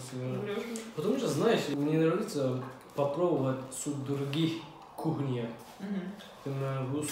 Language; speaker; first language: Russian; non-native, learner; Turkish